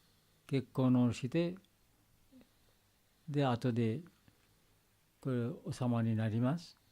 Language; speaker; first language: Japanese; non-native, learner; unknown